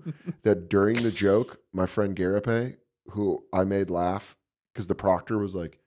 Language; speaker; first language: English; native; English